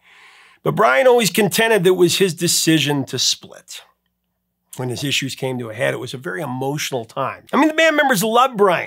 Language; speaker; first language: English; native; English